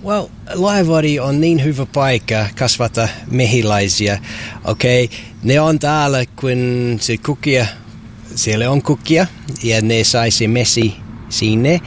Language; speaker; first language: Finnish; non-native, learner; English